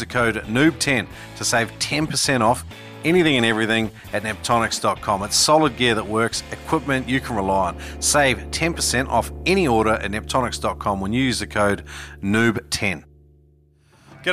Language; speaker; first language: English; native; English